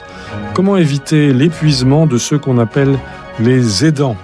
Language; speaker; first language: French; native; French